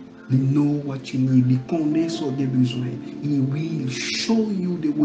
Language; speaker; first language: English; non-native, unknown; Haitian Creole